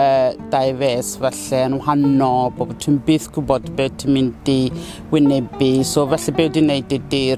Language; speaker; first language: Welsh; non-native, fluent; Southern Sotho